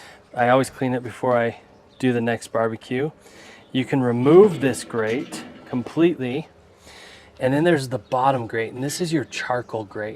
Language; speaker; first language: English; native; English